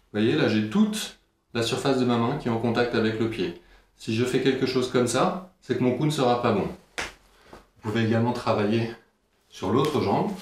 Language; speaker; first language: French; native; French